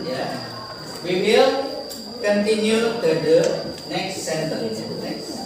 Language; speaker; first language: English; non-native, learner; Indonesian